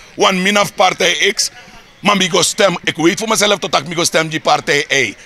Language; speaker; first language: Dutch; native; Dutch